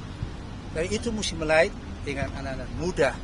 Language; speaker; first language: Indonesian; early bilingual, heritage; Indonesian